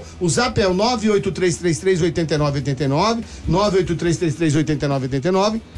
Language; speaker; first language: Portuguese; native; Portuguese